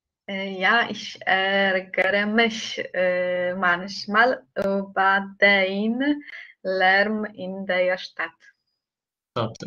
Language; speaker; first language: German; non-native, learner; Polish